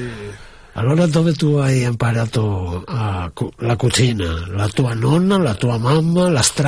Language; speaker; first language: Italian; non-native, fluent; Catalan